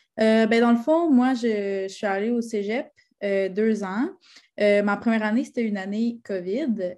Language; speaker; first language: French; native; French